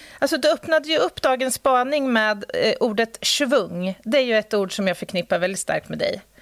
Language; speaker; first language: Swedish; native; Swedish